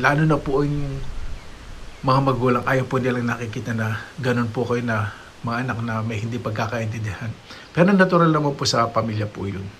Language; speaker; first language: Filipino; native; Filipino